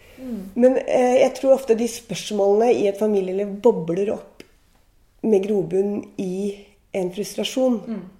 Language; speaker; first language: Norwegian; native; Norwegian